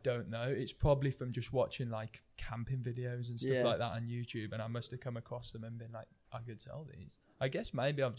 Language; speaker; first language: English; native; English